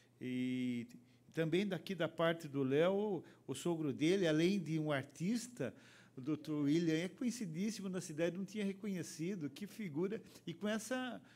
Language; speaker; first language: Portuguese; native; Portuguese